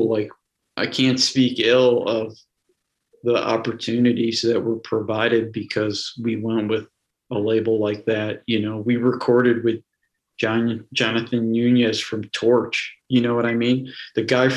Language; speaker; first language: English; native; English